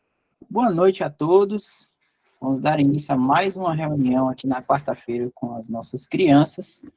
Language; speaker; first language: Portuguese; native; Portuguese